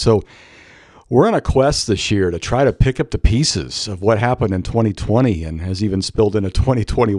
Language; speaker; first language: English; native; English